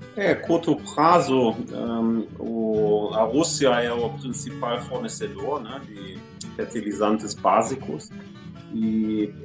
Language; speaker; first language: Portuguese; non-native, fluent; German